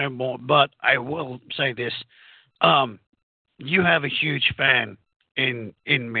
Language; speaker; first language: English; native; English